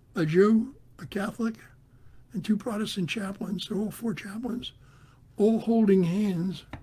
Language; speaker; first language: English; native; English